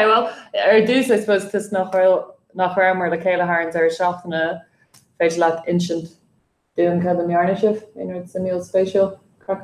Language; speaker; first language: Irish; non-native, fluent; English